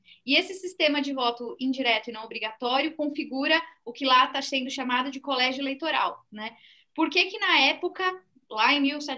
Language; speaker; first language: Portuguese; native; Portuguese